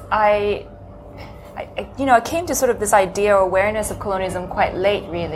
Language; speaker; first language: English; non-native, local second language; Cantonese